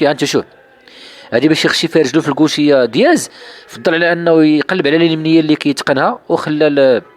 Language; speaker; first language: Arabic; native; Arabic